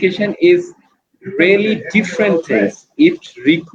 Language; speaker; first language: English; non-native, learner; Bangla